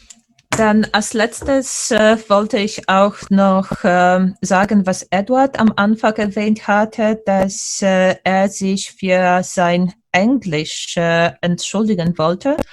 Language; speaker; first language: German; non-native, fluent; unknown